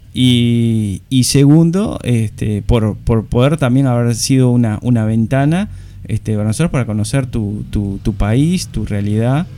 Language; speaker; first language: Spanish; native; Spanish